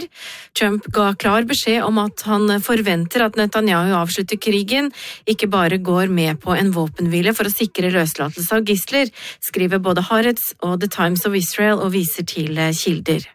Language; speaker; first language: Norwegian; native; Norwegian